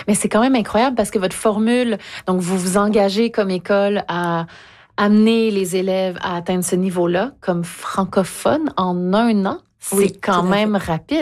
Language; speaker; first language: French; native; French